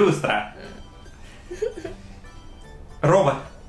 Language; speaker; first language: Japanese; non-native, fluent; Russian